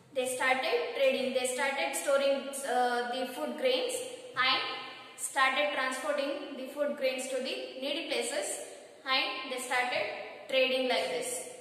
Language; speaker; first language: English; non-native, local second language; Kannada